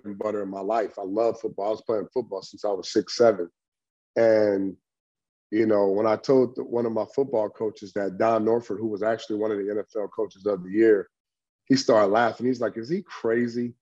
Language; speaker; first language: English; native; English